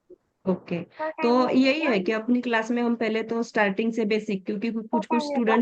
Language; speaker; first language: Hindi; native; Hindi